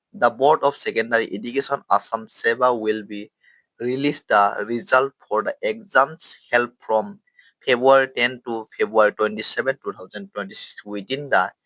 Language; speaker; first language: English; non-native, local second language; Assamese